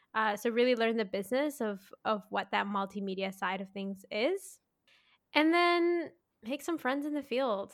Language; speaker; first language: English; native; English